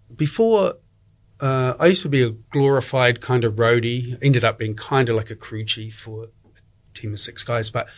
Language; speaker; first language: English; native; English